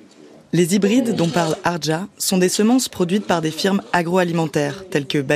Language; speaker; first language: French; native; French